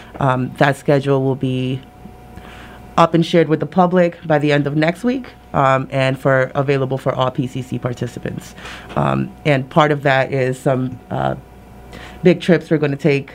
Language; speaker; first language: English; early bilingual, other home language; Spanish